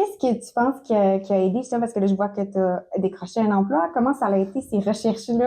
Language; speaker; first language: French; native; French